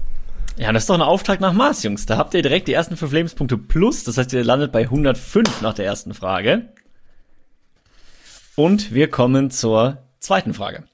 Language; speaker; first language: German; native; German